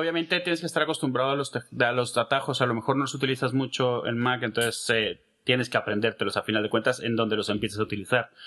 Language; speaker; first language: Spanish; native; Spanish